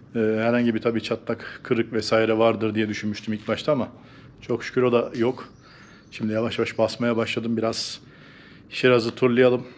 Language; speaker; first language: Turkish; native; Turkish